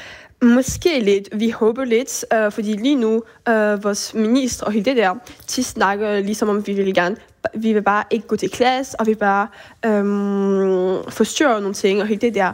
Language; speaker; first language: Danish; early bilingual, heritage; Danish